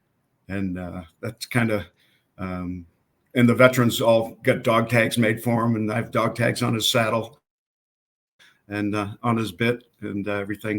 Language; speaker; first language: English; native; English